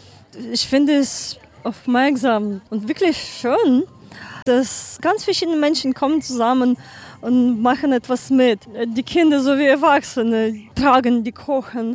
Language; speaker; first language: German; non-native, learner; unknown